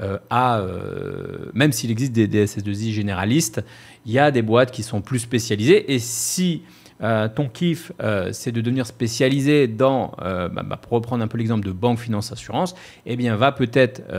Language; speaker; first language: French; native; French